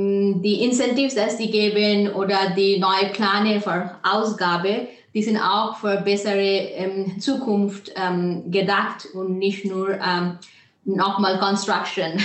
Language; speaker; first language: German; non-native, fluent; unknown